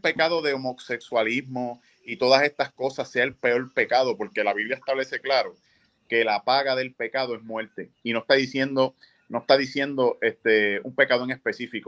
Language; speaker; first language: Spanish; native; Spanish